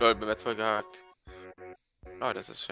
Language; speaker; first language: German; native; German